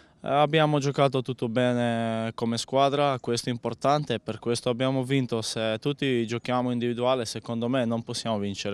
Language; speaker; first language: Italian; non-native, fluent; Macedonian